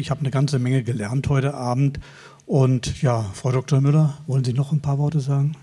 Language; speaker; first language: German; native; German